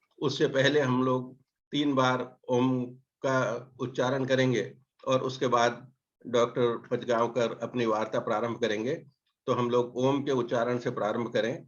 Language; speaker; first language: Hindi; native; Hindi